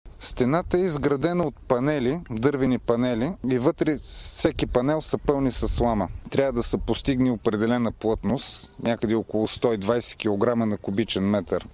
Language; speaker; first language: Bulgarian; native; Bulgarian